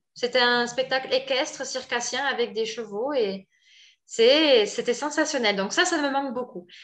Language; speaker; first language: French; native; French